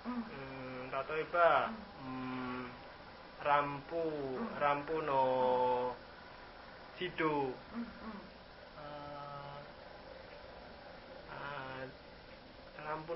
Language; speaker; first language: Japanese; non-native, learner; Indonesian